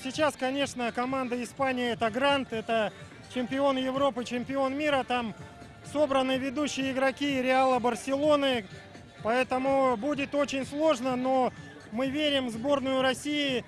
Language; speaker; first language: Russian; native; Russian